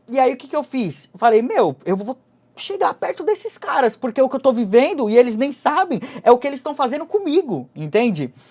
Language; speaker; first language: Portuguese; early bilingual, other home language; Japanese